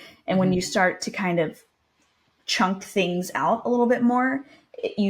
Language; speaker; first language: English; native; English